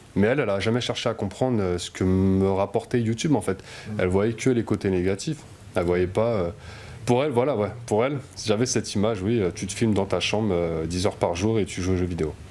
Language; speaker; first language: French; native; French